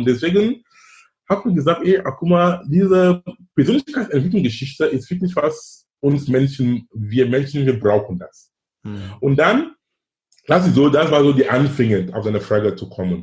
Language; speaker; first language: German; non-native, fluent; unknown